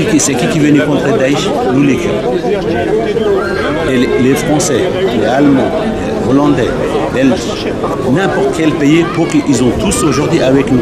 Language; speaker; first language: French; non-native, learner; Kurdish